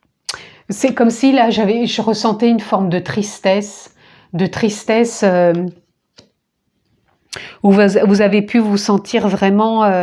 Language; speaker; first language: French; native; French